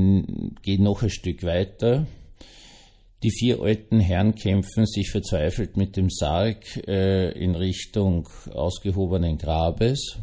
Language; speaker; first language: German; native; German